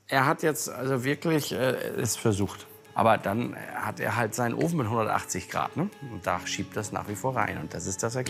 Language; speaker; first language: German; native; German